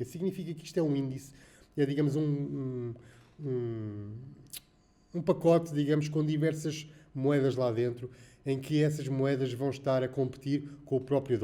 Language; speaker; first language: Portuguese; native; Portuguese